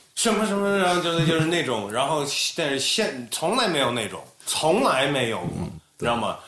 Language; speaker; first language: Chinese; native; Chinese